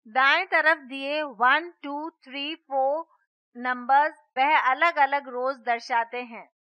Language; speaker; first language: Hindi; non-native, local second language; Gujarati